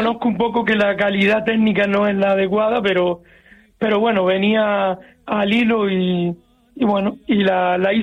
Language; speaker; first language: Spanish; native; Spanish